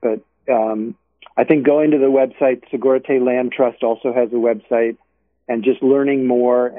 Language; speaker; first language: English; native; English